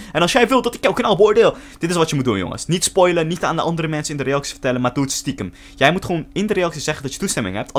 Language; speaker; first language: Dutch; early bilingual, other home language; Turkish